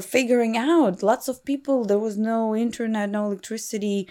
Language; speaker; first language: English; non-native, fluent; Russian